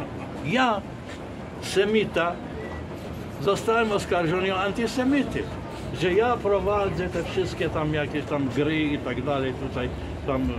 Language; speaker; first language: Polish; non-native, fluent; Arabic